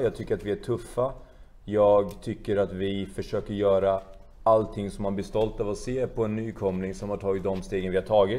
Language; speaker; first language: Swedish; native; Swedish